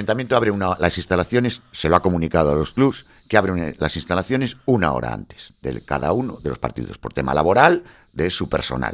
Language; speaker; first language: Spanish; native; Spanish